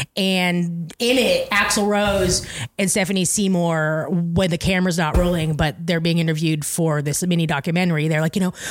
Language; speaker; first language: English; native; English